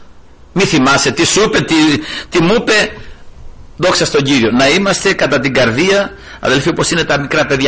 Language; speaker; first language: Greek; native; Greek